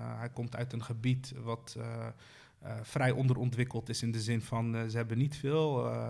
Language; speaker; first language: Dutch; early bilingual, other home language; Arabic